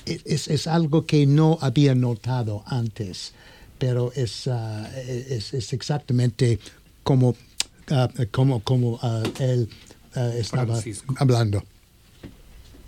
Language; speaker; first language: Spanish; non-native, fluent; English